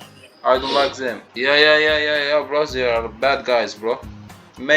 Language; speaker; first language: English; non-native, learner; Arabic